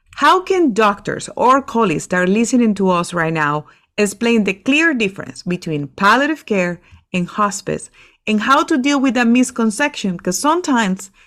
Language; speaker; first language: English; non-native, fluent; Spanish